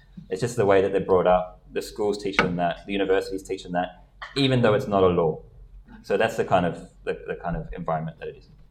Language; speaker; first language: English; native; English